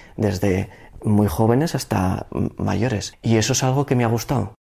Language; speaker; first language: Spanish; native; Spanish